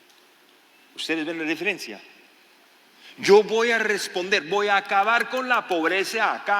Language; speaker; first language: Spanish; non-native, fluent; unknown